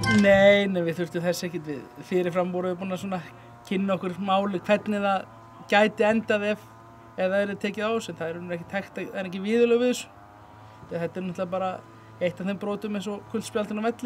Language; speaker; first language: Icelandic; native; Icelandic